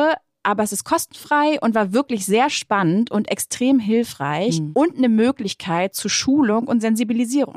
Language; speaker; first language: German; native; German